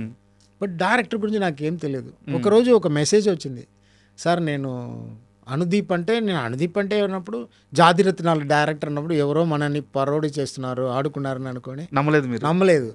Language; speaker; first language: Telugu; non-native, fluent; Tamil